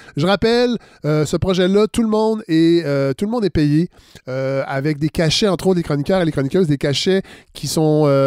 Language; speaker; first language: French; native; French